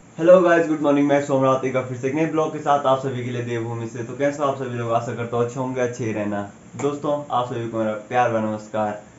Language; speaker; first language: Hindi; native; Hindi